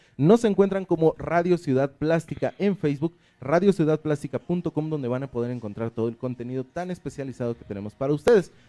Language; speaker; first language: Spanish; native; Spanish